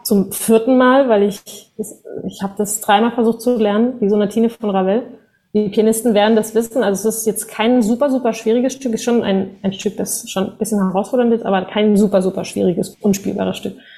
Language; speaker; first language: German; non-native, fluent; Spanish